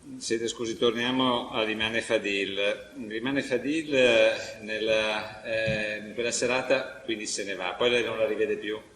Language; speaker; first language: Italian; native; Italian